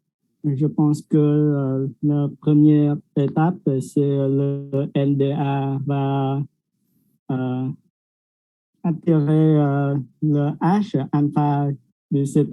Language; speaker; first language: French; non-native, fluent; Vietnamese